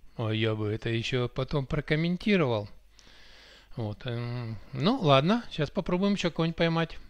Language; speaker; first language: Russian; native; Russian